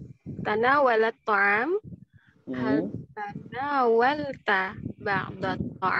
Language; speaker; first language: Arabic; non-native, learner; Indonesian